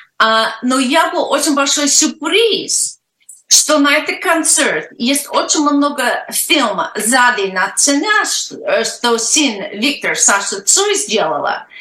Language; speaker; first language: Russian; non-native, learner; English